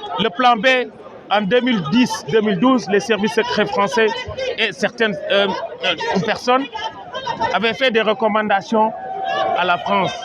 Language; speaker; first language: French; non-native, local second language; Wolof